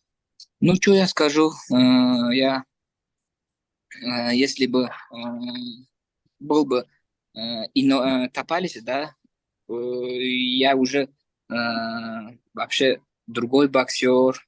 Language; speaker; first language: Russian; non-native, learner; Uzbek